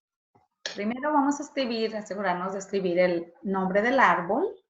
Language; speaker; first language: Spanish; early bilingual, heritage; Spanish